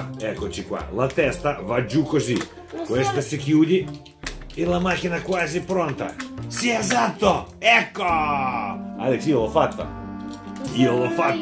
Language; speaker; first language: Italian; non-native, fluent; Russian